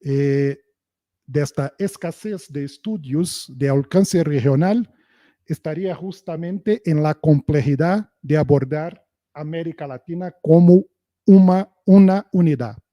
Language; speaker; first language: Spanish; non-native, fluent; Portuguese